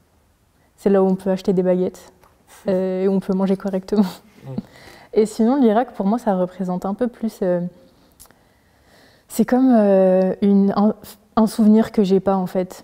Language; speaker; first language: French; early bilingual, other home language; Arabic